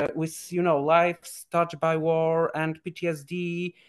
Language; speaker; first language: English; non-native, fluent; Polish